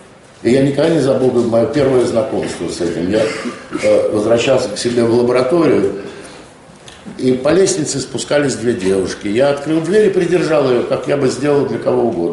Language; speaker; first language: Russian; native; Russian